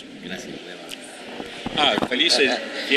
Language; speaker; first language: Spanish; non-native, fluent; Polish